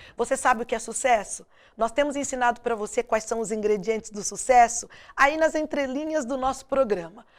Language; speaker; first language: Portuguese; native; Portuguese